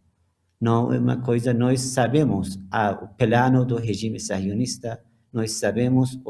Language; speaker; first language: Portuguese; non-native, learner; Persian